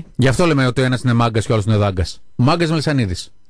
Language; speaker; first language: Greek; native; Greek